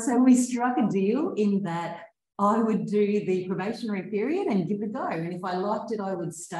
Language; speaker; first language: English; native; English